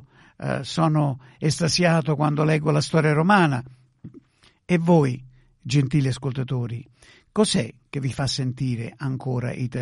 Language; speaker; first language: Italian; native; Italian